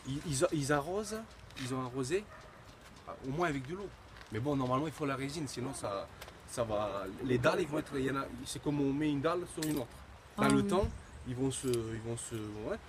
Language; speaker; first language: French; native; French